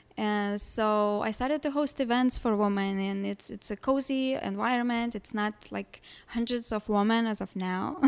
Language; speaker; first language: English; non-native, fluent; Lithuanian